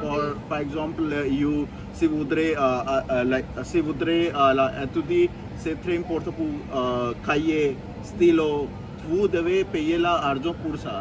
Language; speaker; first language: French; non-native, learner; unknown